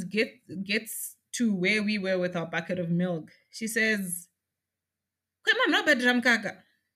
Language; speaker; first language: English; non-native, local second language; Shona